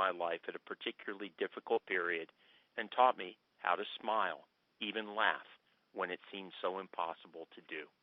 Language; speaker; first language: English; native; English